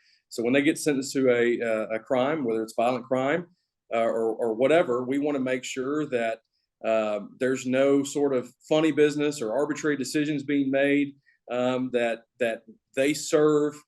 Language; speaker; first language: English; native; English